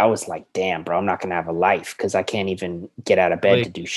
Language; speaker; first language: English; native; English